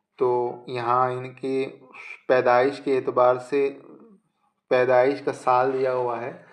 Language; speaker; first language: Urdu; native; Urdu